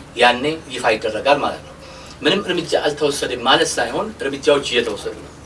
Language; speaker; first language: Amharic; non-native, local second language; Oromo